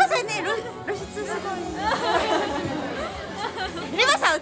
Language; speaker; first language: Japanese; native; Japanese